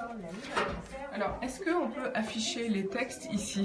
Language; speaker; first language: French; native; French